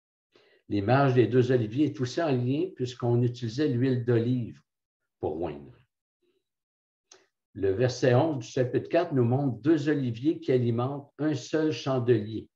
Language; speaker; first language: French; native; French